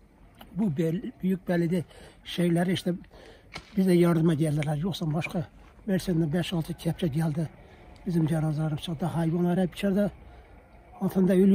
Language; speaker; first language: Turkish; non-native, local second language; Kurdish